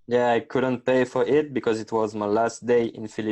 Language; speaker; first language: English; non-native, learner; French